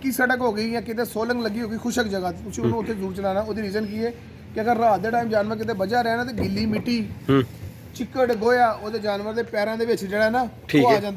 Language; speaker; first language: Punjabi; native; Punjabi